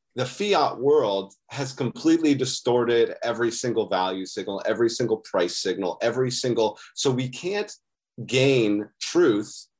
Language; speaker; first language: English; native; English